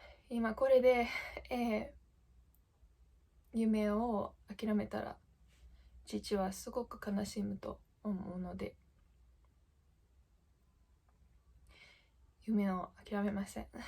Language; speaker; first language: Japanese; non-native, fluent; English